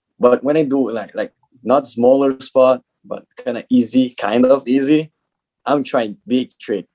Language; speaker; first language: English; non-native, learner; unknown